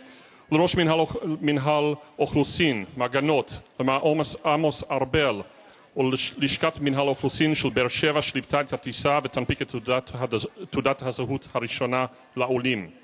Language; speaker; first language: Hebrew; non-native, fluent; English